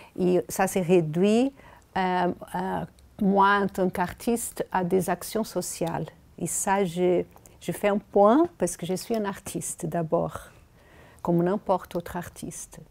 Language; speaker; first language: French; non-native, fluent; Portuguese